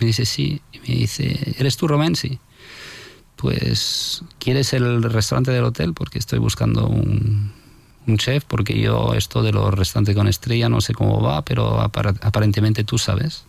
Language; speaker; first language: Spanish; non-native, fluent; French